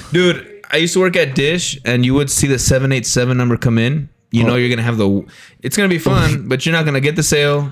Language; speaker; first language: English; early bilingual, other home language; Spanish